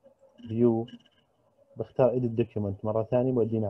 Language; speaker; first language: Arabic; native; Arabic